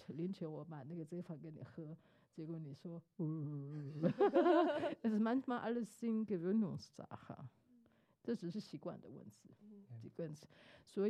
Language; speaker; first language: German; non-native, fluent; Chinese